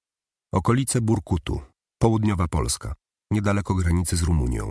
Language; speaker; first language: Polish; native; Polish